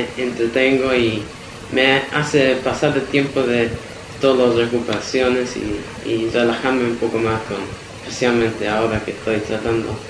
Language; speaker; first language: Spanish; early bilingual, heritage; Spanish